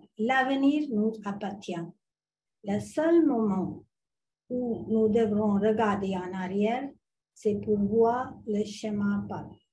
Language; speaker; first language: French; non-native, fluent; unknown